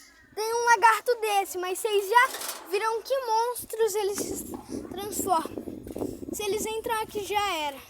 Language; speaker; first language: Portuguese; native; Portuguese